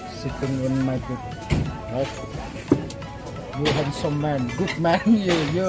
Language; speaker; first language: English; non-native, learner; Indonesian